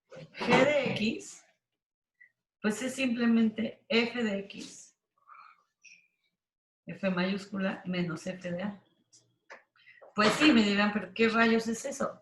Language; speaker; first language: Spanish; native; Spanish